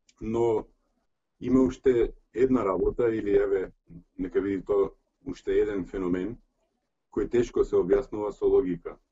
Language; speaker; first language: Macedonian; early bilingual, heritage; Macedonian